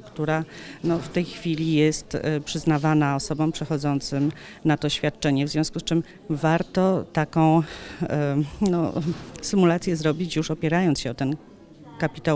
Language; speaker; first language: Polish; native; Polish